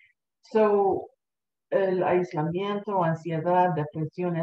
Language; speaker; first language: Spanish; early bilingual, heritage; Spanish